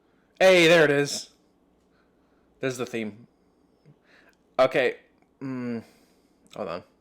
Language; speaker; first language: English; native; English